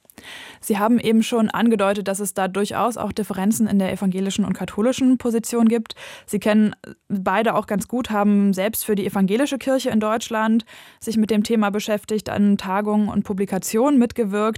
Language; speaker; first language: German; native; German